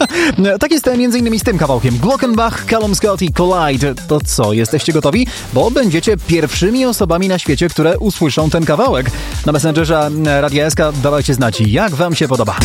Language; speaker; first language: Polish; native; Polish